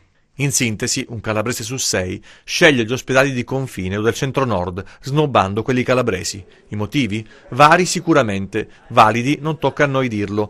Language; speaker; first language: Italian; native; Italian